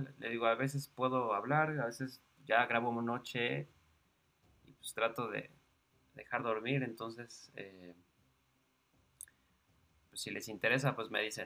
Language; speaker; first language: Spanish; native; Spanish